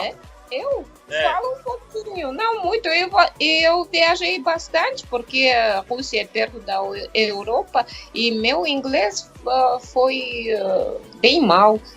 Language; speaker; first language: Portuguese; non-native, fluent; Russian